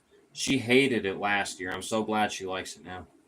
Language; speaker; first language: English; native; English